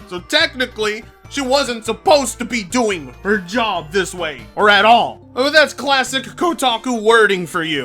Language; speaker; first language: English; native; English